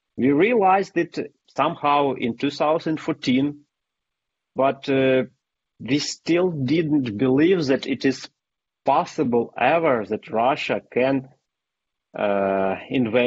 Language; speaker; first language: English; non-native, fluent; Ukrainian